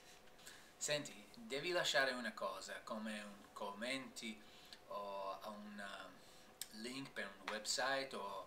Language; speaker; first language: Italian; non-native, learner; English